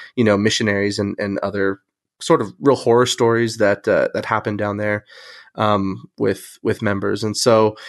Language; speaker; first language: English; native; English